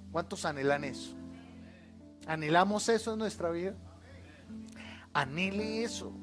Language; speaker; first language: Spanish; native; Spanish